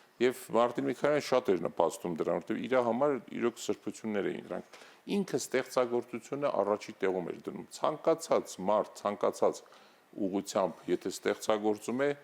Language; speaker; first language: Armenian; native; Armenian